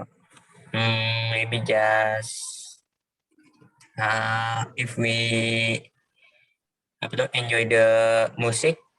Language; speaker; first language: English; non-native, learner; Indonesian